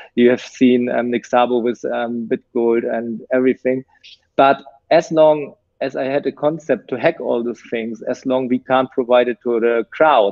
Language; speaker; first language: English; non-native, fluent; German